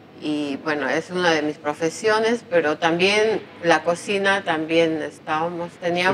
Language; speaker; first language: Spanish; native; Spanish